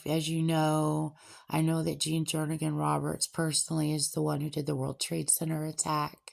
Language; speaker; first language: English; native; English